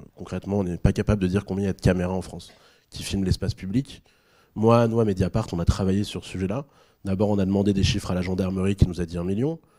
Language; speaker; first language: French; native; French